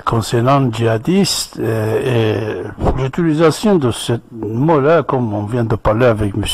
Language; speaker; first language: French; non-native, fluent; Persian